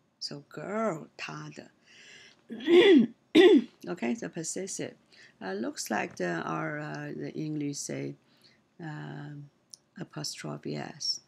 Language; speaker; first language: English; non-native, learner; Chinese